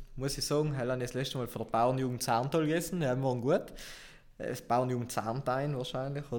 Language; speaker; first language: German; native; German